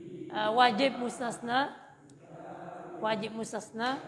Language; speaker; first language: Arabic; non-native, fluent; Indonesian